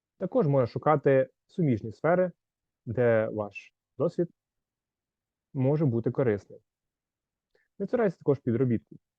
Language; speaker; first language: Ukrainian; native; Ukrainian